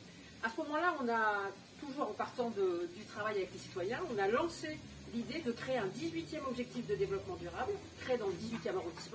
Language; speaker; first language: French; native; French